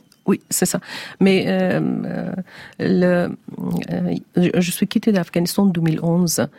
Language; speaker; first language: French; non-native, learner; Persian